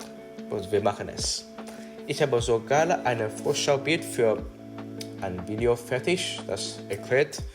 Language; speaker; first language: German; non-native, learner; English